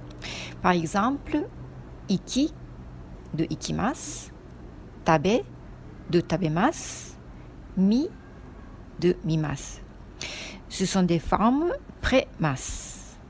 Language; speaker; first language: French; non-native, fluent; Japanese